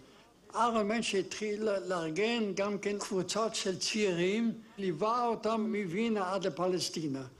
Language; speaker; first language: Hebrew; non-native, fluent; German